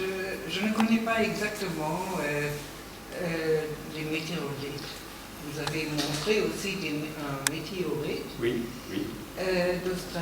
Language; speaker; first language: French; non-native, learner; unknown